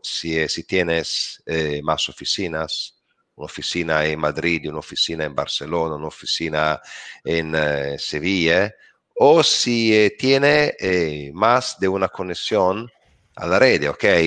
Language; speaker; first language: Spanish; non-native, learner; Italian